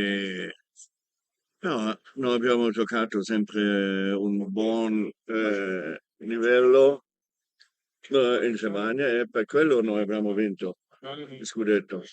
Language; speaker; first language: Italian; non-native, learner; German